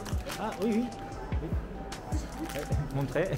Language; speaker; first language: French; non-native, learner; Japanese